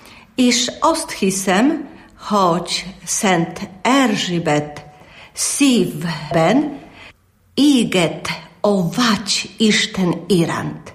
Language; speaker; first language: Hungarian; non-native, learner; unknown